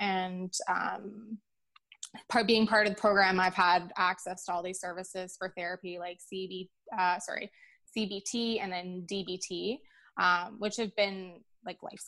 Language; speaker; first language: English; native; English